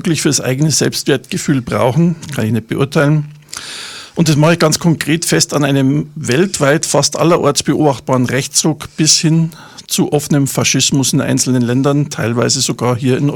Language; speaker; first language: German; native; German